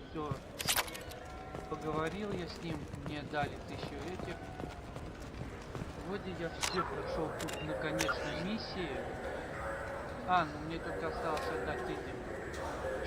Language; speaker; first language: Russian; native; Russian